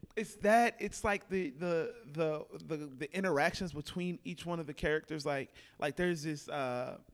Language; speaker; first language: English; native; English